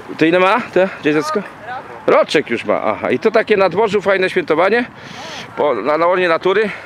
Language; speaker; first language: Polish; native; Polish